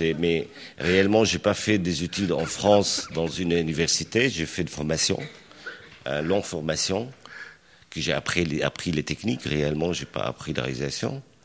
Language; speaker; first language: French; non-native, local second language; Arabic